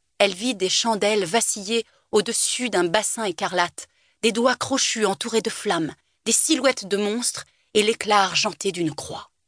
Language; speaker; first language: French; native; French